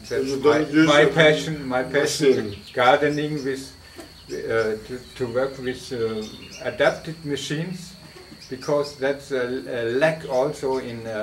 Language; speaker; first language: English; non-native, fluent; German